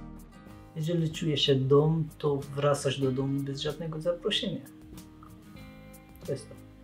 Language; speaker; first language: Polish; non-native, learner; Persian